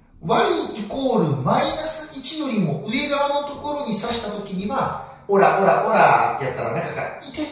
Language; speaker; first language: Japanese; native; Japanese